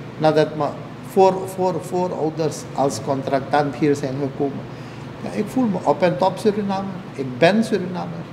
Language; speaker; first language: Dutch; native; Dutch